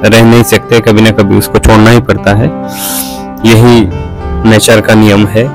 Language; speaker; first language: Hindi; non-native, local second language; Bangla